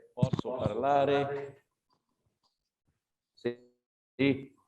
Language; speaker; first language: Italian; non-native, fluent; Portuguese